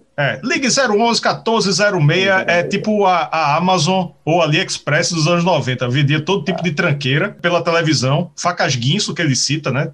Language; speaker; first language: Portuguese; native; Portuguese